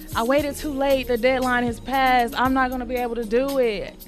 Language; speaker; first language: English; native; English